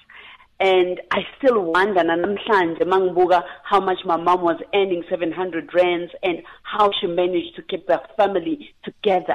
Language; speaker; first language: English; non-native, local second language; Zulu